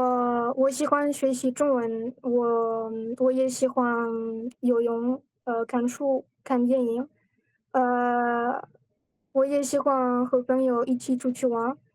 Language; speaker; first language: Chinese; non-native, learner; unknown